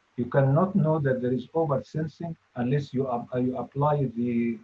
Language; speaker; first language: English; non-native, fluent; Arabic